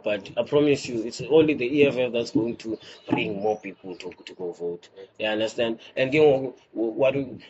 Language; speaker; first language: English; non-native, local second language; Xhosa